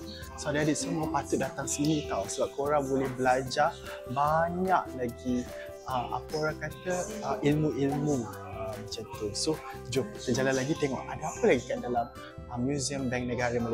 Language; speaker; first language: Malay; native; Malay